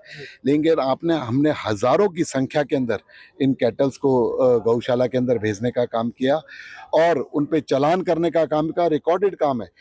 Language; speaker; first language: Hindi; native; Hindi